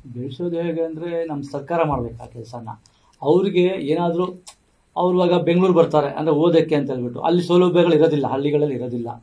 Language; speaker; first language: Kannada; non-native, local second language; Marathi